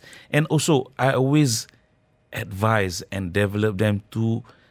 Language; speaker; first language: English; non-native, local second language; Malay